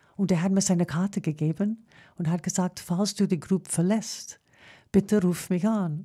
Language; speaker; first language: German; non-native, fluent; English